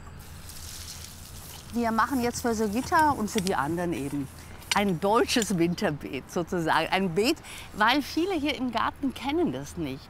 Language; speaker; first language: German; native; German